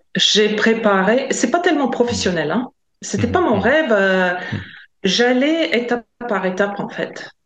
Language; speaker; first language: French; non-native, fluent; Latvian